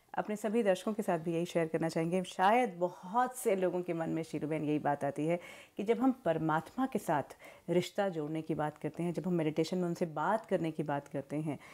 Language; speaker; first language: Hindi; native; Hindi